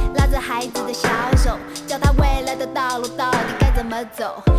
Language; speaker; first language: Chinese; native; Chinese